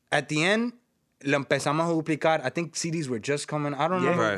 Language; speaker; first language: English; early bilingual, other home language; Spanish